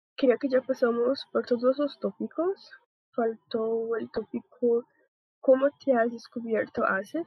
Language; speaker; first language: Spanish; non-native, learner; Portuguese